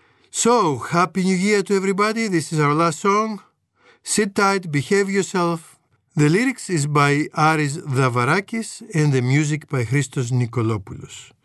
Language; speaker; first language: English; non-native, fluent; Greek